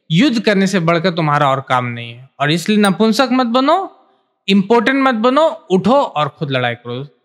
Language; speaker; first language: Hindi; native; Hindi